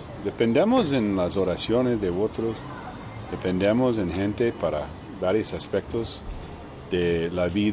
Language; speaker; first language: Spanish; non-native, fluent; Portuguese